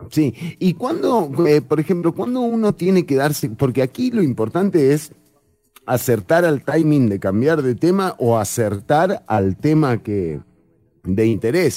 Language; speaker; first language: Spanish; native; Spanish